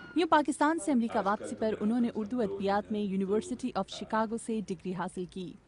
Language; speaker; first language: Urdu; native; Urdu